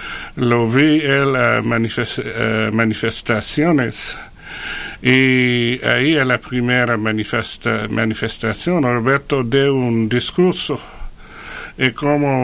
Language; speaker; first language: Spanish; non-native, fluent; French